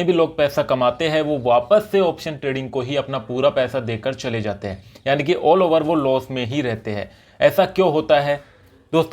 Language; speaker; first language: Hindi; native; Hindi